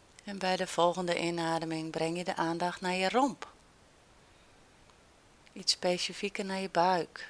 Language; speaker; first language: Dutch; native; Dutch